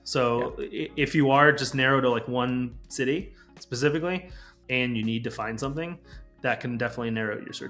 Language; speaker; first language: English; native; English